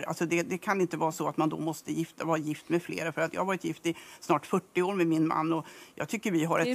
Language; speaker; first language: Swedish; native; Swedish